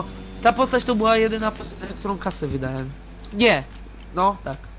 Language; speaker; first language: Polish; native; Polish